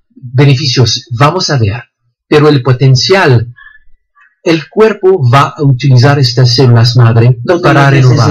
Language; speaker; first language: Spanish; non-native, fluent; French